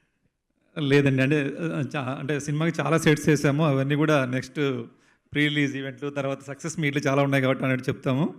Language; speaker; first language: Telugu; native; Telugu